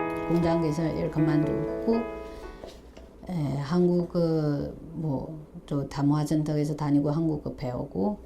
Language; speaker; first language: Korean; non-native, local second language; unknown